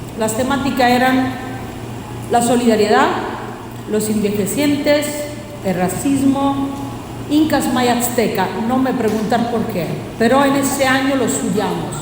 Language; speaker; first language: Spanish; non-native, fluent; Italian